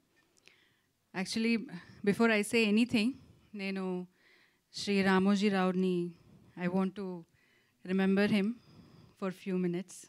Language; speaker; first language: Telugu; non-native, local second language; Kannada